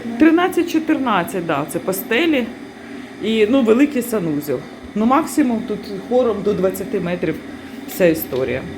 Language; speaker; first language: Ukrainian; native; Ukrainian